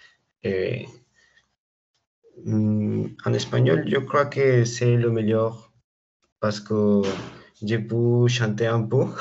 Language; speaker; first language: French; non-native, learner; Spanish